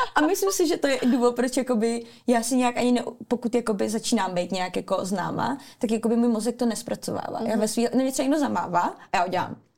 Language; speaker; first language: Czech; early bilingual, other home language; Armenian